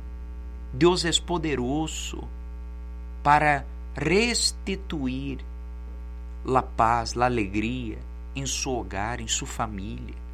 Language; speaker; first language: Portuguese; non-native, learner; Spanish